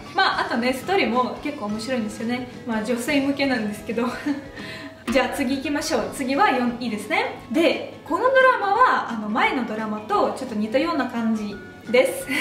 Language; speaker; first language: Japanese; non-native, fluent; Russian